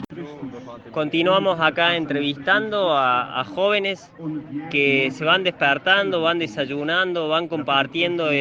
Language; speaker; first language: Spanish; native; Spanish